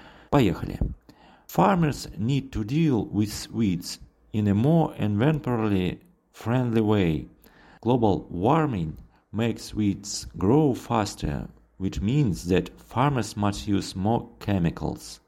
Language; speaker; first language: English; non-native, fluent; Russian